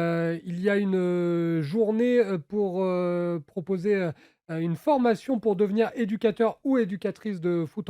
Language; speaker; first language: French; native; French